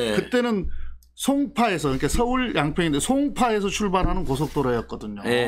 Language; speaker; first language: Korean; native; Korean